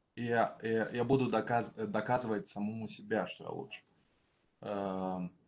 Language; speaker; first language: Russian; non-native, local second language; Romanian